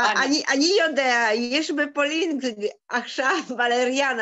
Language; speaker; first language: Hebrew; non-native, learner; Polish